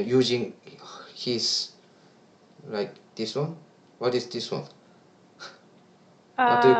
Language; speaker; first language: English; non-native, learner; Korean